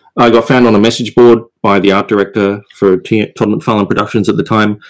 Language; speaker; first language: English; native; English